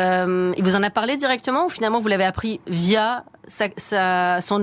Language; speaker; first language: French; native; French